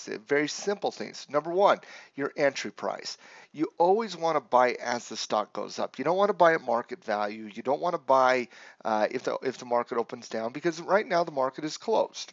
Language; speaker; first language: English; native; English